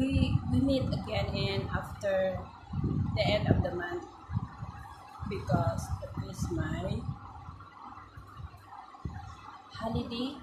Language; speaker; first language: English; non-native, learner; Filipino